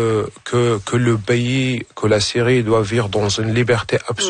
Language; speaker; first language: French; non-native, fluent; Arabic